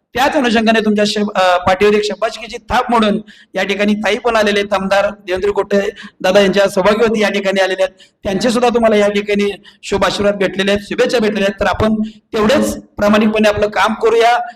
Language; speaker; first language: Marathi; native; Marathi